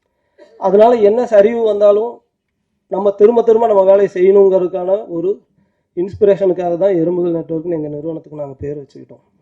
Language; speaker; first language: Tamil; native; Tamil